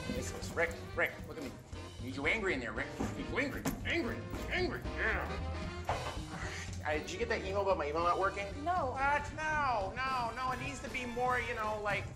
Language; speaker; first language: English; native; English